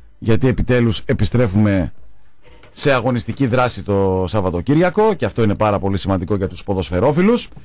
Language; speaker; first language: Greek; native; Greek